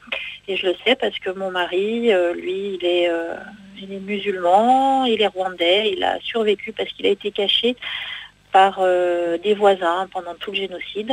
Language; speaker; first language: French; native; French